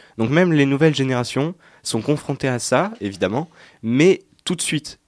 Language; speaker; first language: French; native; French